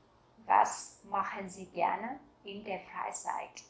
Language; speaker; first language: German; non-native, fluent; Vietnamese